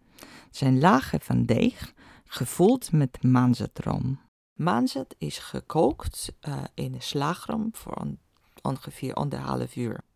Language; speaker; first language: Dutch; non-native, fluent; Polish